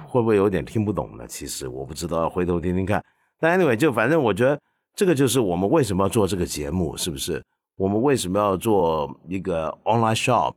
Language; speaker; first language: Chinese; non-native, local second language; Cantonese